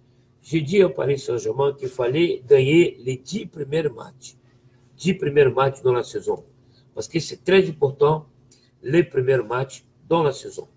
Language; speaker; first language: French; non-native, fluent; Portuguese